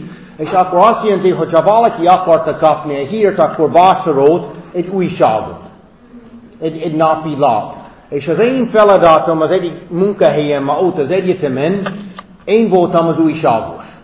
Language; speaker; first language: Hungarian; non-native, fluent; English